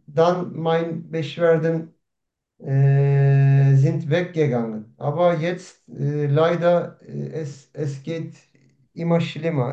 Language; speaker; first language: German; non-native, learner; Turkish